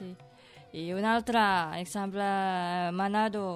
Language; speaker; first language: Catalan; non-native, learner; Indonesian